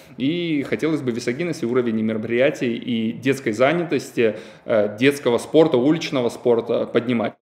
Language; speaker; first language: Russian; native; Russian